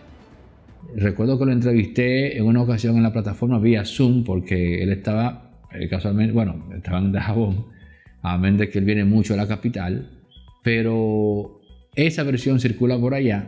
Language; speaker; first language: Spanish; native; Spanish